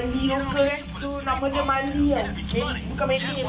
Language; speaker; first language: English; non-native, learner; Malay